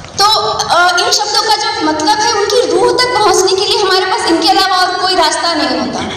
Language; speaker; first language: Urdu; non-native, local second language; Hindi